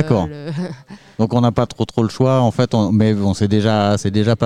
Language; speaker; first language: French; native; French